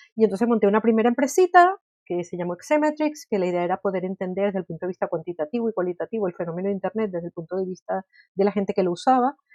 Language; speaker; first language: Spanish; native; Spanish